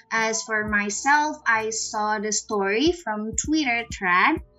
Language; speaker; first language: English; non-native, fluent; Indonesian